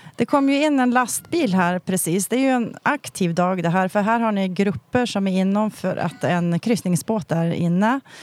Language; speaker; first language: Swedish; native; Swedish